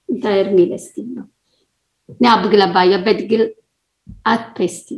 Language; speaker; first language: Latvian; non-native, learner; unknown